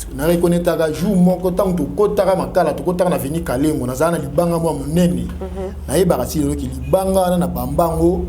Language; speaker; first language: Lingala; native; Lingala